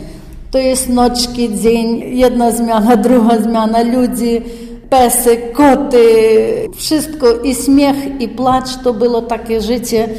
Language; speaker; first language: Polish; non-native, learner; Ukrainian